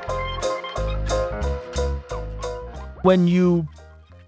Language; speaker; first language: English; native; English